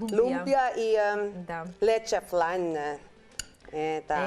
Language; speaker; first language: Macedonian; non-native, learner; Filipino